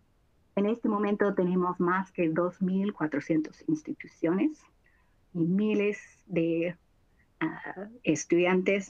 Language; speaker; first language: Spanish; non-native, fluent; English